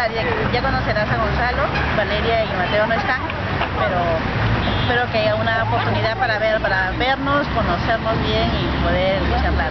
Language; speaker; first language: Spanish; native; Spanish